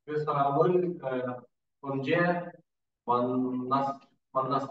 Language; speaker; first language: Korean; non-native, learner; Kyrgyz